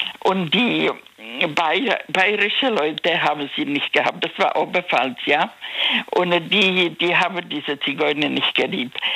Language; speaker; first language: German; non-native, learner; Czech